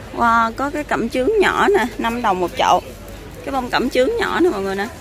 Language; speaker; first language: Vietnamese; native; Vietnamese